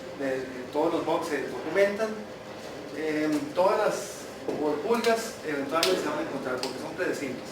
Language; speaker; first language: Spanish; native; Spanish